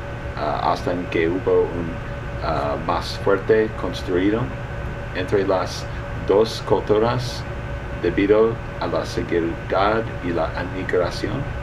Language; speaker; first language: Spanish; early bilingual, heritage; Spanish